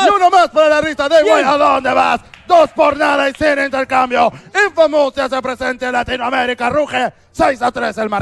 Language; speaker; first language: Spanish; native; Spanish